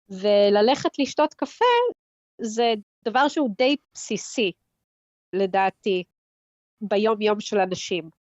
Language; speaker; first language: Hebrew; early bilingual, heritage; Hebrew